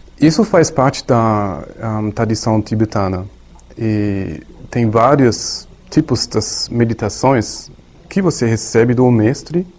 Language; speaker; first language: Portuguese; non-native, learner; German